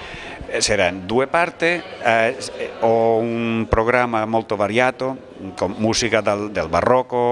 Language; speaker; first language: Italian; non-native, fluent; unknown